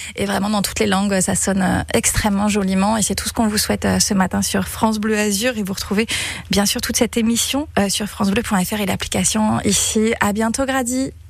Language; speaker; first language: French; native; French